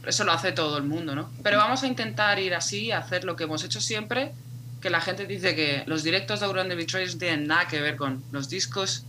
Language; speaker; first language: Spanish; native; Spanish